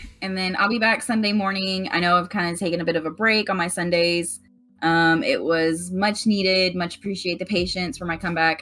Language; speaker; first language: English; native; English